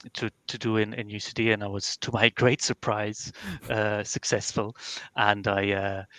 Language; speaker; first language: English; non-native, fluent; Dutch